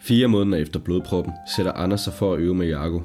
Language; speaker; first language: Danish; native; Danish